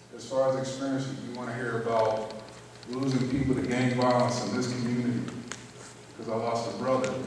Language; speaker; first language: English; native; English